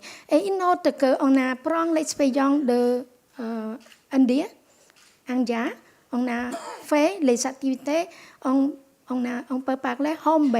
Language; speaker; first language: French; non-native, local second language; Khmer